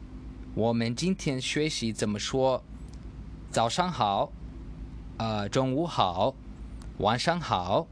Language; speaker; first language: Chinese; non-native, learner; English